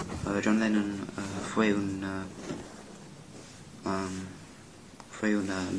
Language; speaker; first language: Spanish; non-native, learner; English